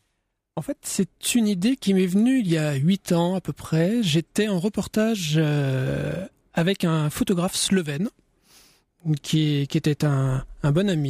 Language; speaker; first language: French; native; French